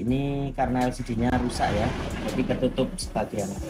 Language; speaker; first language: Indonesian; native; Indonesian